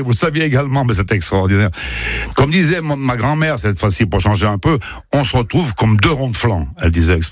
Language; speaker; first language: French; native; French